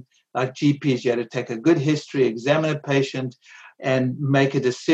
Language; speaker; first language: English; native; English